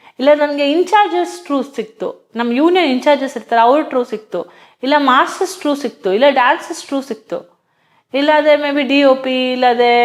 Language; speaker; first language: Kannada; non-native, local second language; Hindi